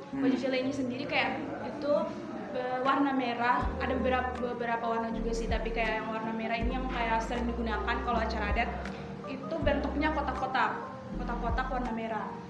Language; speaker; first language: Indonesian; native; Indonesian